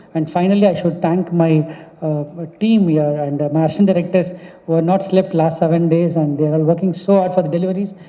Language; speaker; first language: English; non-native, local second language; Tamil